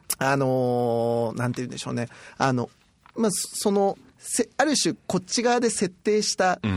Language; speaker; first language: Japanese; native; Japanese